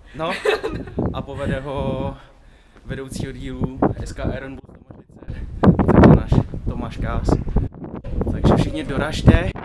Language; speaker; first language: Czech; early bilingual, other home language; Vietnamese